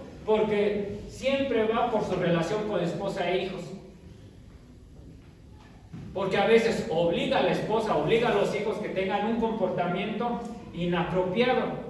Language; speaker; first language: Spanish; native; Spanish